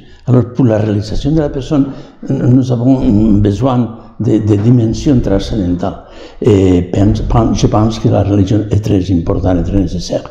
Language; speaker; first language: French; non-native, learner; Catalan